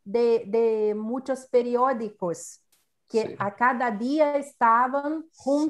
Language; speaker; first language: Spanish; non-native, learner; Portuguese